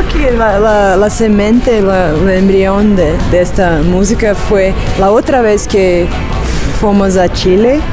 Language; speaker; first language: Spanish; non-native, learner; Portuguese